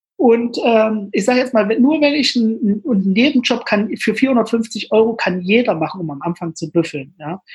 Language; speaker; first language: German; native; German